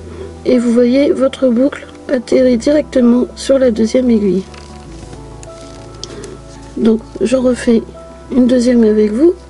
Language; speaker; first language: French; native; French